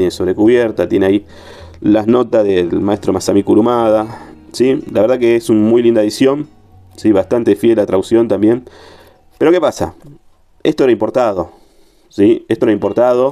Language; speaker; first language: Spanish; native; Spanish